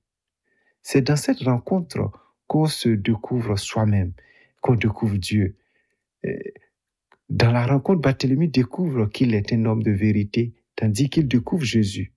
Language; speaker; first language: French; native; French